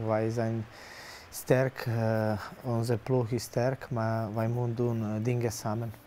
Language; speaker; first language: Dutch; non-native, learner; Serbian